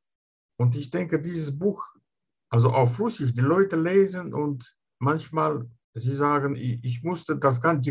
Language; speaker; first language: German; non-native, fluent; Russian